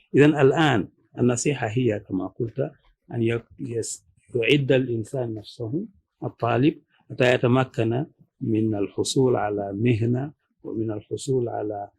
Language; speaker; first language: Arabic; non-native, fluent; Wolof